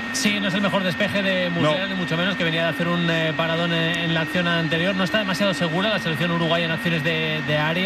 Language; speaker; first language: Spanish; native; Spanish